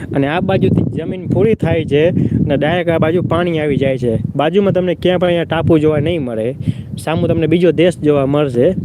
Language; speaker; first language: Gujarati; native; Gujarati